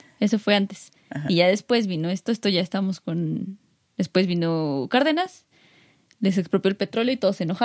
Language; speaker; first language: Spanish; native; Spanish